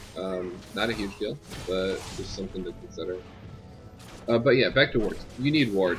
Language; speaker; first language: English; native; English